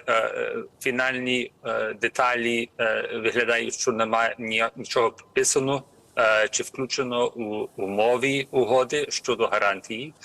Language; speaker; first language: Ukrainian; early bilingual, heritage; Ukrainian